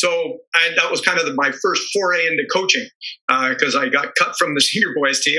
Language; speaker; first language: English; native; English